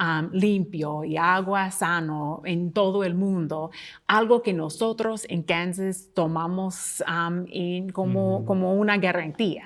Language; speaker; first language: Spanish; non-native, fluent; English